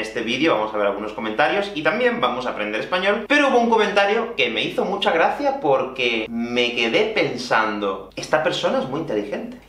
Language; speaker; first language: Spanish; native; Spanish